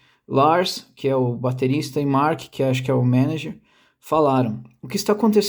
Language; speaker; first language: Portuguese; native; Portuguese